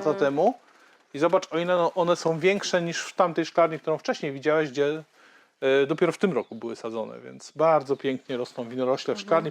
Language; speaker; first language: Polish; native; Polish